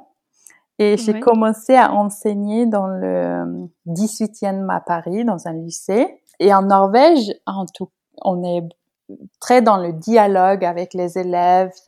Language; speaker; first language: French; non-native, fluent; Norwegian